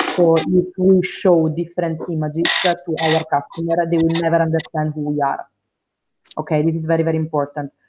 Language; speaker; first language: English; non-native, fluent; Italian